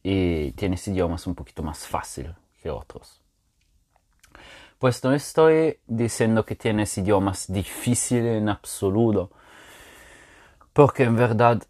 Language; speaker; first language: Spanish; non-native, fluent; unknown